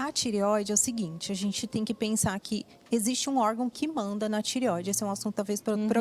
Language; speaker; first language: Portuguese; native; Portuguese